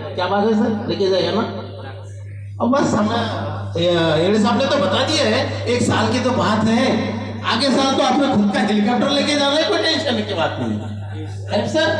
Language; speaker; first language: Hindi; non-native, local second language; Marathi